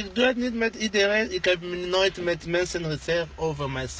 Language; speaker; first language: Dutch; non-native, learner; Lingala